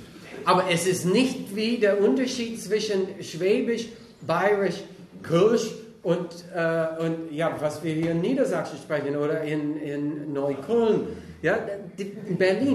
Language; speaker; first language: German; non-native, fluent; English